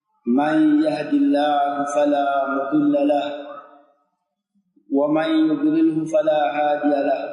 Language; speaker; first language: Arabic; non-native, fluent; Swahili